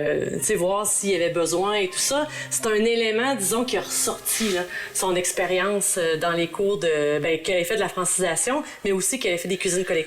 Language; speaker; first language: French; native; French